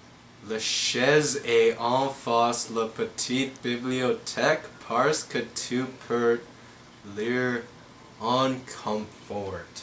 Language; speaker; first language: French; non-native, learner; English